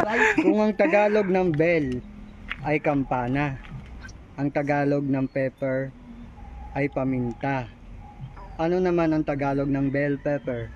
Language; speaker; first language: Filipino; native; Filipino